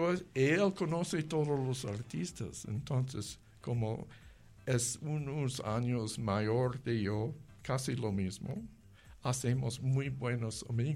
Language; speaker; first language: Spanish; non-native, learner; English